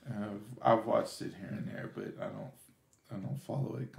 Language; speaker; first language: English; native; English